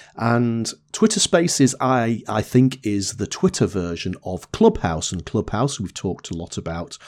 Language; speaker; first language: English; native; English